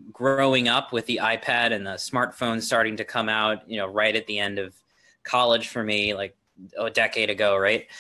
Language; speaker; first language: English; native; English